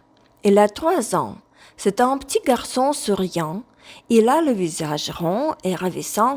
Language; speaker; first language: French; non-native, fluent; Ukrainian